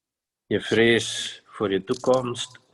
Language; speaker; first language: Dutch; non-native, fluent; Indonesian